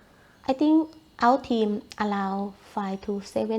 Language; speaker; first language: English; non-native, learner; Thai